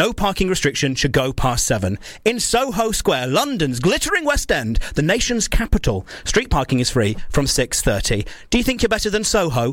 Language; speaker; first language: English; native; English